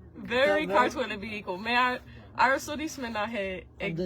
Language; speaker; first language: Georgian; early bilingual, heritage; Georgian